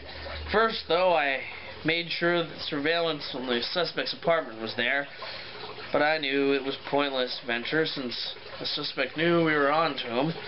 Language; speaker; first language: English; native; English